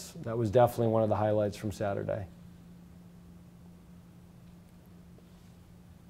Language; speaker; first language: English; native; English